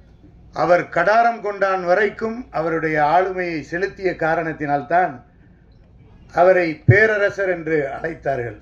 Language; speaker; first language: Tamil; native; Tamil